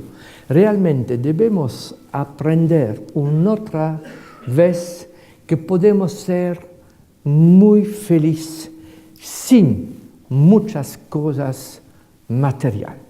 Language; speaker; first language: Spanish; non-native, fluent; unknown